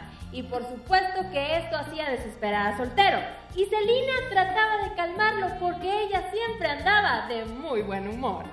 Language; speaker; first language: Spanish; native; Spanish